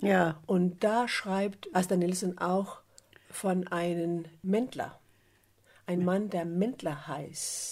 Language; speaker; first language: German; non-native, fluent; Danish